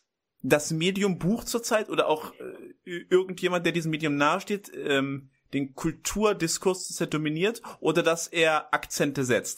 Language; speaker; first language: German; native; German